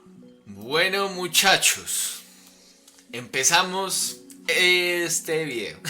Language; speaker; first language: Spanish; native; Spanish